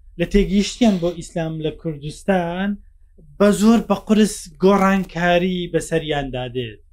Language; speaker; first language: Central Kurdish; native; Central Kurdish